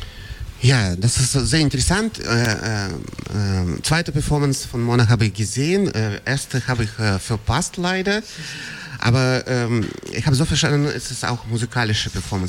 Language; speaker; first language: German; non-native, fluent; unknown